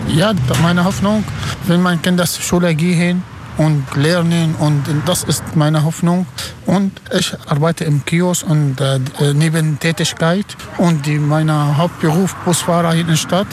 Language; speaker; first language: German; non-native, learner; Arabic